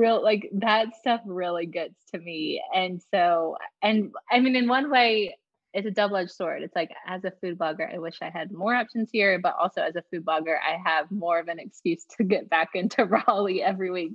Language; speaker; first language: English; native; English